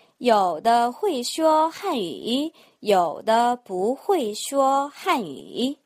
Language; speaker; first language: Chinese; non-native, fluent; Korean